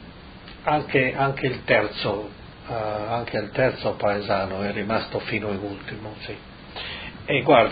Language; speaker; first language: Italian; native; Italian